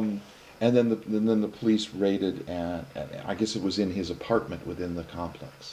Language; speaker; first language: English; native; English